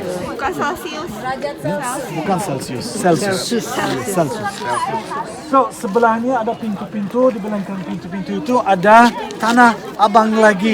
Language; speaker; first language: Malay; non-native, fluent; Turkish